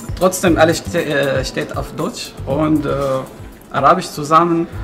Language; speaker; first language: German; non-native, learner; Arabic